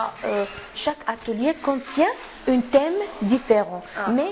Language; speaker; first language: French; non-native, learner; Arabic